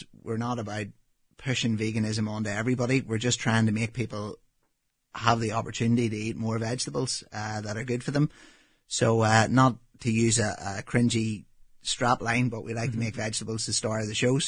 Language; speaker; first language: English; native; English